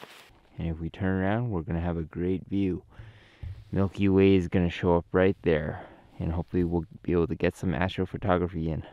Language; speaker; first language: English; native; English